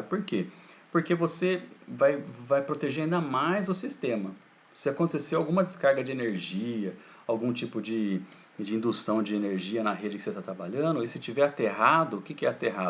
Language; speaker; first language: Portuguese; native; Portuguese